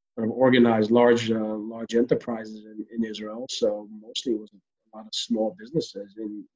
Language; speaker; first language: English; early bilingual, other home language; Hebrew